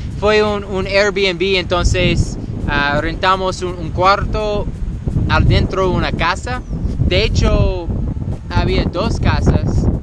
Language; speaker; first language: Spanish; non-native, learner; English